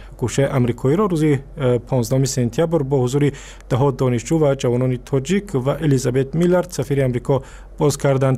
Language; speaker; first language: Persian; native; Persian